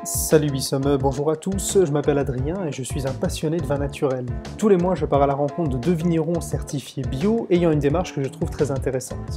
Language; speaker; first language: French; native; French